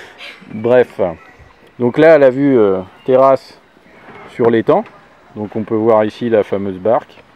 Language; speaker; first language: French; native; French